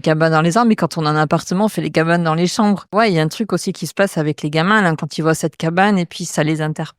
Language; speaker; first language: French; native; French